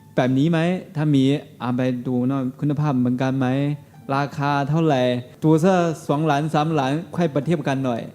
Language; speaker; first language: Thai; non-native, learner; Chinese